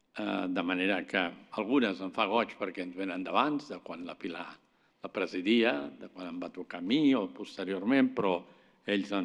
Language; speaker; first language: Catalan; native; Catalan